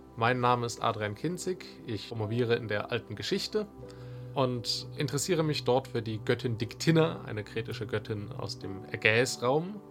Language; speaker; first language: German; native; German